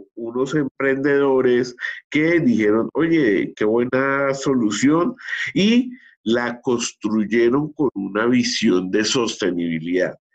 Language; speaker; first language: Spanish; native; Spanish